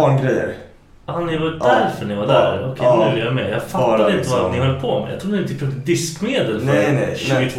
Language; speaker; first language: Swedish; native; Swedish